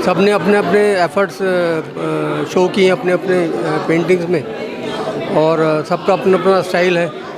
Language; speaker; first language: Hindi; native; Hindi